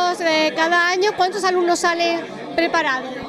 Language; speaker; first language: Spanish; native; Spanish